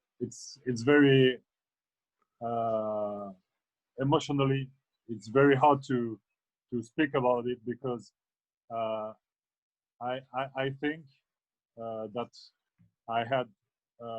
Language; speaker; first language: English; non-native, fluent; French